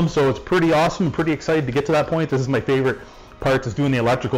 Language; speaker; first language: English; native; English